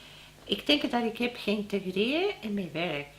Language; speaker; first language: Dutch; non-native, learner; Spanish